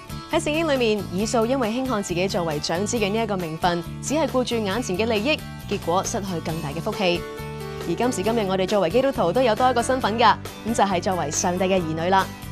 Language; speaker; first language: Cantonese; native; Cantonese